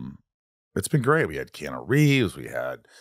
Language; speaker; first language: English; native; English